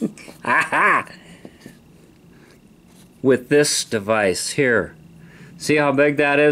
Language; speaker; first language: English; native; English